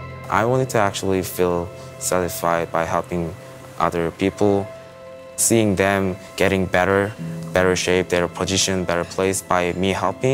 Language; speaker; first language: English; non-native, fluent; Korean